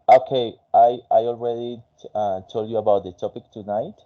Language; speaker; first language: English; non-native, fluent; Spanish